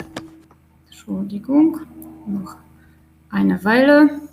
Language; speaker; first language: German; non-native, fluent; Polish